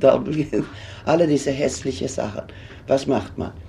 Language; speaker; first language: German; non-native, fluent; Swedish